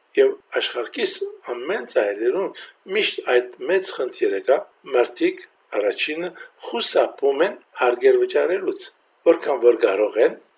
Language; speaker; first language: Armenian; early bilingual, heritage; Armenian